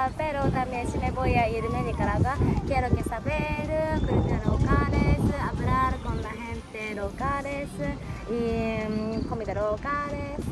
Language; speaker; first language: Spanish; non-native, learner; Japanese